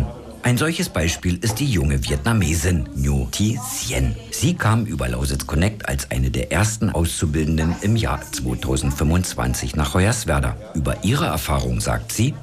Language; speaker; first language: German; native; German